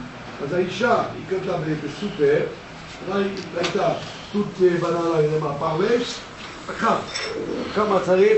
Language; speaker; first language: Hebrew; non-native, fluent; French